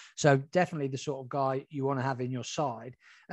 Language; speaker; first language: English; native; English